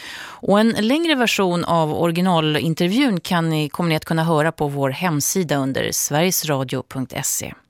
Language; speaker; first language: Swedish; native; Swedish